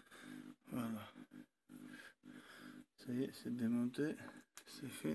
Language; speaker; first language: French; non-native, learner; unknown